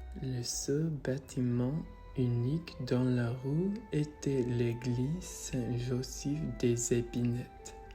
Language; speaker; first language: French; non-native, learner; English